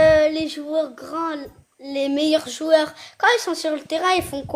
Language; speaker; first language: French; early bilingual, other home language; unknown